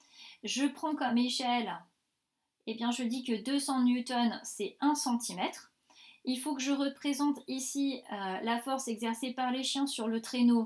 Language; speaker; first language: French; native; French